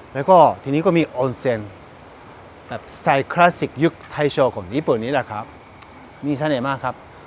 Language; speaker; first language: Thai; native; Thai